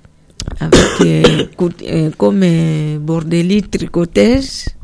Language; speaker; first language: French; non-native, learner; Portuguese